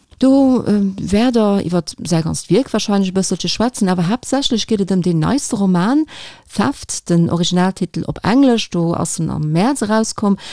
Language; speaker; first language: Luxembourgish; native; Luxembourgish